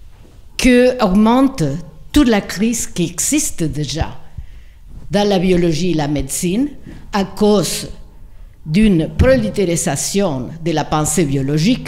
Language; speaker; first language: French; non-native, fluent; Spanish